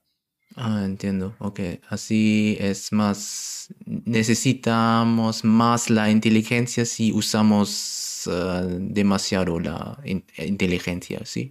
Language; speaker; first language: Spanish; non-native, learner; German